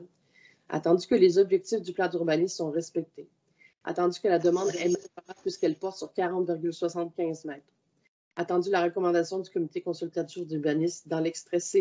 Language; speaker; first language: French; native; French